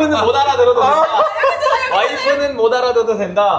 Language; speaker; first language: Korean; early bilingual, heritage; Korean